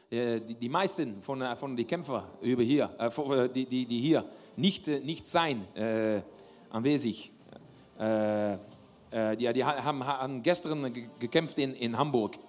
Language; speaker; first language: German; non-native, learner; Dutch